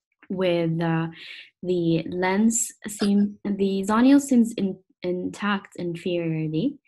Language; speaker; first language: English; non-native, fluent; Arabic